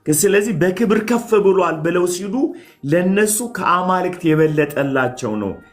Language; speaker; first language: Amharic; non-native, fluent; Somali